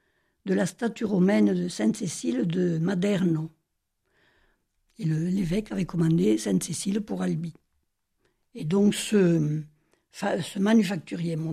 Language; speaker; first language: French; native; French